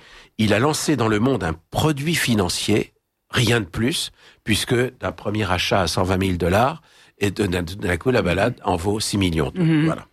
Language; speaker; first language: French; native; French